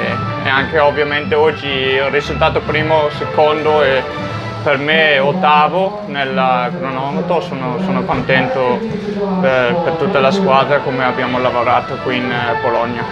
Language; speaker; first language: Italian; non-native, fluent; Danish